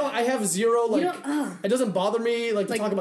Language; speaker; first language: English; early bilingual, other home language; Spanish